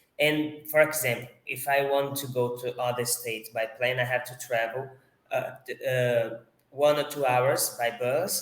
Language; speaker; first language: English; non-native, fluent; Portuguese